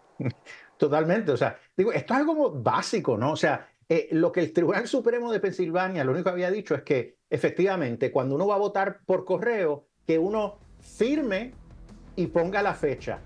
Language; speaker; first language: Spanish; native; Spanish